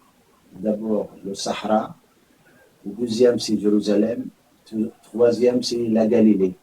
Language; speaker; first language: French; non-native, fluent; Arabic